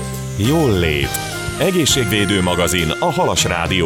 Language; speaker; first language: Hungarian; native; Hungarian